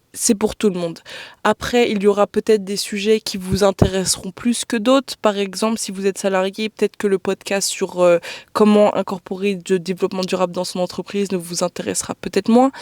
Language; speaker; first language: French; native; French